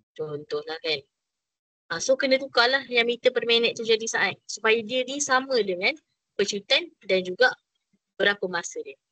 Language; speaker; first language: Malay; native; Malay